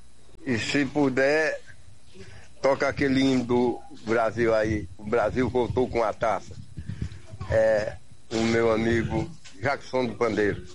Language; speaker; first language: Portuguese; native; Portuguese